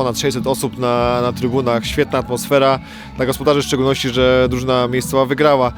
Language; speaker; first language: Polish; native; Polish